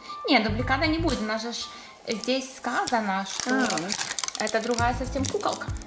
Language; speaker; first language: Russian; native; Russian